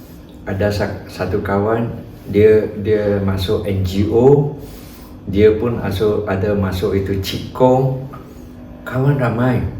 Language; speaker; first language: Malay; non-native, local second language; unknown